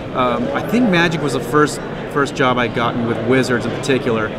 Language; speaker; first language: English; native; English